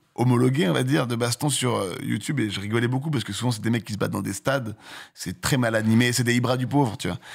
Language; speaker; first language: French; native; French